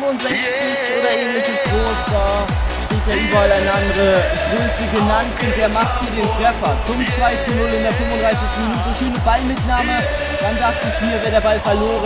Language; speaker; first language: German; native; German